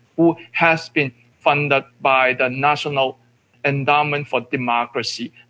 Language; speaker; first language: English; non-native, local second language; Cantonese